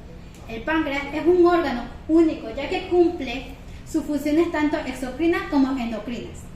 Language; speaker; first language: Spanish; native; Spanish